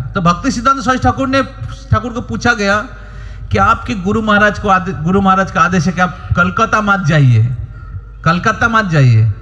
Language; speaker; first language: Hindi; non-native, local second language; Bangla